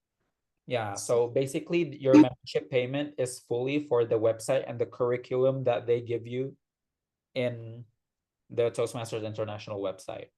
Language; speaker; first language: English; non-native, fluent; Indonesian